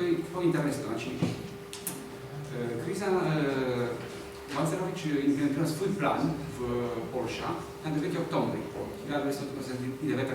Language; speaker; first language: Bulgarian; non-native, learner; Polish